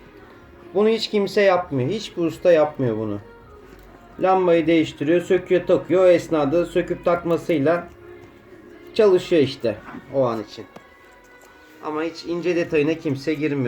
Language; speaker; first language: Turkish; native; Turkish